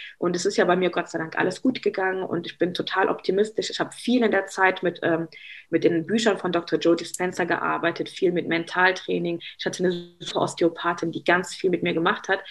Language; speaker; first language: German; early bilingual, other home language; Arabic